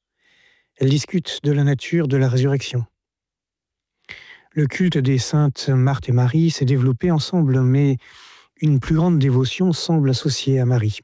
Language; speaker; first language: French; native; French